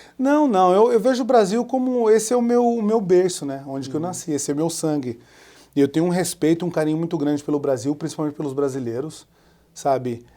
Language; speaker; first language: Portuguese; native; Portuguese